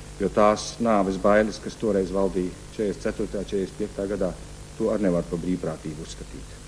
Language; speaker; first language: Latvian; early bilingual, heritage; Latvian